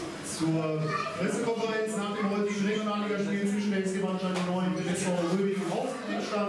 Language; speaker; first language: German; native; German